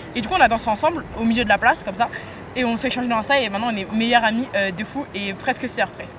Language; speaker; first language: French; non-native, fluent; Italian